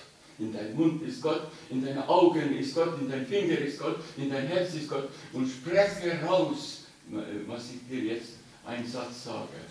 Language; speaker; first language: German; non-native, learner; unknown